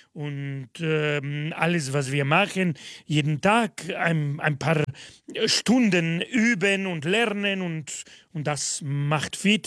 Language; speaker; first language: German; non-native, fluent; Spanish